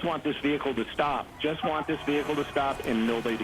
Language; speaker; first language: English; native; English